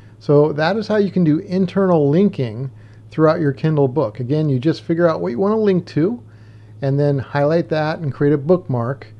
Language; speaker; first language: English; native; English